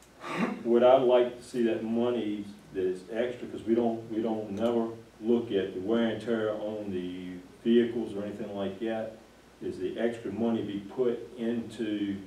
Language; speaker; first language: English; native; English